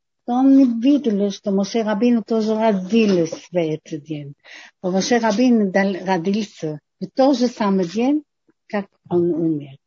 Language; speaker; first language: Russian; non-native, fluent; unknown